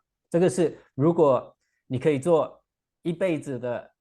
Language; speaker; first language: Chinese; non-native, fluent; English